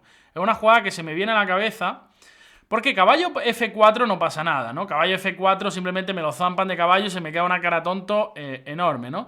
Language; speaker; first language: Spanish; native; Spanish